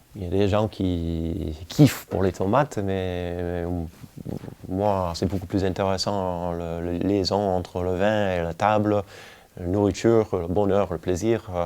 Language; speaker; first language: French; non-native, fluent; English